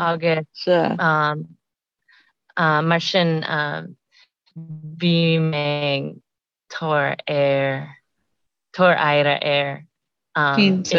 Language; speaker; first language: Irish; non-native, learner; English